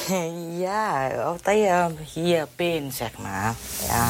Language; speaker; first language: Dutch; non-native, learner; Thai